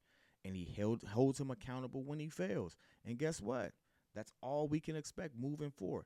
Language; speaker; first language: English; native; English